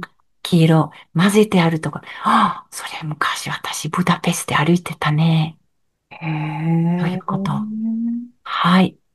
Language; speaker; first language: Japanese; non-native, learner; French